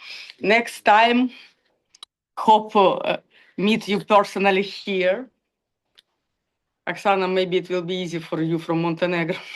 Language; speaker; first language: English; non-native, learner; Russian